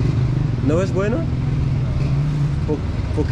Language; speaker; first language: Spanish; non-native, learner; Dutch